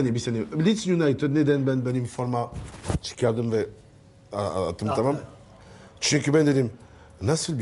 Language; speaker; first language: Turkish; non-native, learner; French